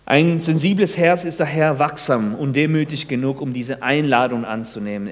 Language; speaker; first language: German; non-native, fluent; Spanish